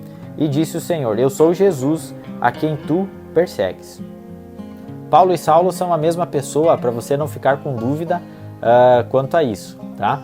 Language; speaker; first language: Portuguese; native; Portuguese